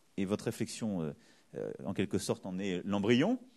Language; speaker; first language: French; native; French